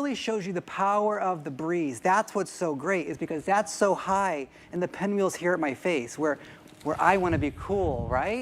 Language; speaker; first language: English; native; English